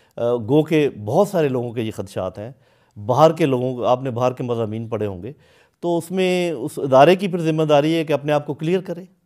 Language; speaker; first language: Urdu; native; Urdu